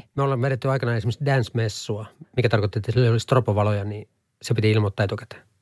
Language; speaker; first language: Finnish; native; Finnish